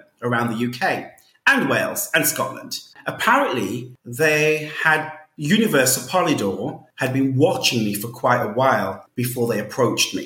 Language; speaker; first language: English; native; English